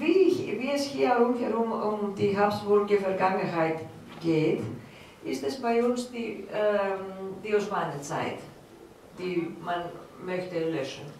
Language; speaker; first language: German; non-native, fluent; Greek